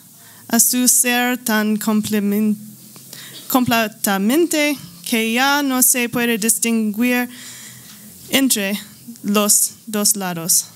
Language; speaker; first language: Spanish; non-native, learner; English